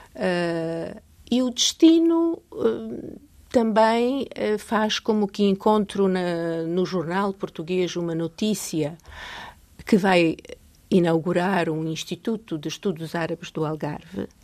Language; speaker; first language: Portuguese; non-native, fluent; Polish